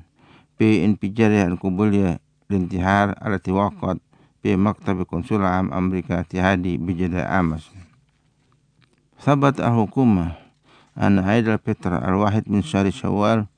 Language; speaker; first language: Arabic; non-native, fluent; Indonesian